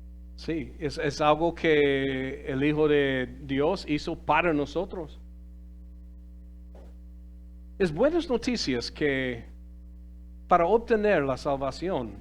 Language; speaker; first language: Spanish; non-native, fluent; English